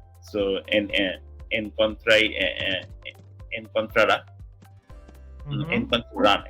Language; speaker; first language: Spanish; non-native, learner; English